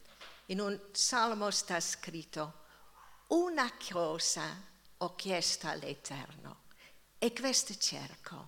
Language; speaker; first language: Italian; non-native, fluent; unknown